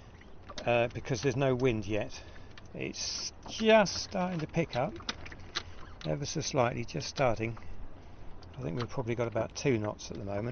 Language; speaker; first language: English; native; English